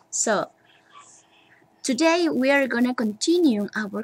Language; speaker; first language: English; non-native, learner; Spanish